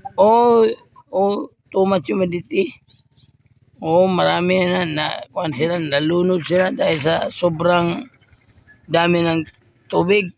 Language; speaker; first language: Filipino; non-native, local second language; Cebuano